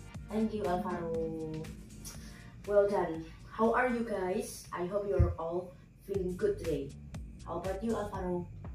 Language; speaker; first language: English; non-native, fluent; Indonesian